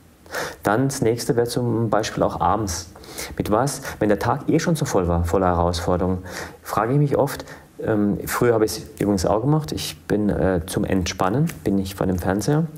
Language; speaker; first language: German; early bilingual, other home language; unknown